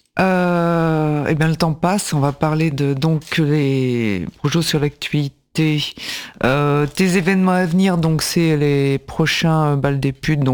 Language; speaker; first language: French; native; French